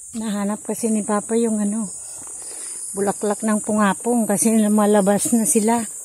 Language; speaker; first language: Filipino; non-native, local second language; Cebuano